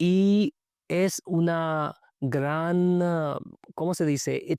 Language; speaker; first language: Spanish; non-native, learner; English